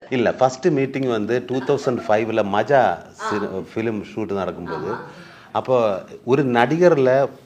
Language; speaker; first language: Tamil; non-native, learner; Malayalam